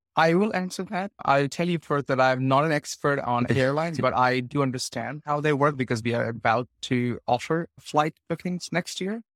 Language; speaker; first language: English; non-native, local second language; Hindi